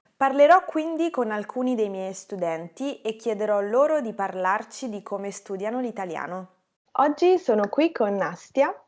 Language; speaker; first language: Italian; native; Italian